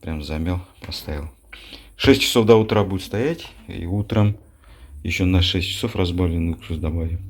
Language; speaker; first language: Russian; non-native, local second language; Kazakh